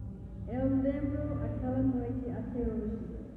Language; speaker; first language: Portuguese; non-native, fluent; English